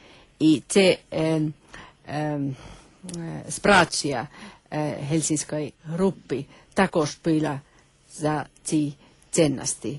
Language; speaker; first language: Ukrainian; non-native, learner; Finnish